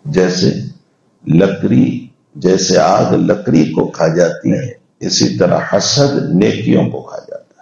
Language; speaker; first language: Urdu; non-native, local second language; Gujarati